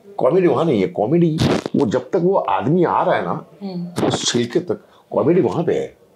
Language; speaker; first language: Hindi; native; Hindi